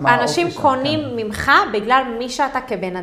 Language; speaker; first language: Hebrew; native; Hebrew